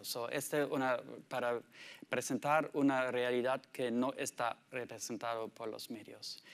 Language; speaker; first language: Spanish; non-native, learner; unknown